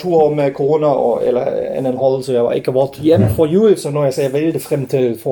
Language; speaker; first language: Norwegian; non-native, fluent; German